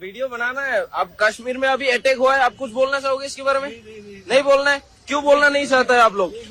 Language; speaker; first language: Hindi; non-native, local second language; Kannada